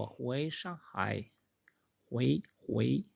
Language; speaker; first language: Chinese; non-native, fluent; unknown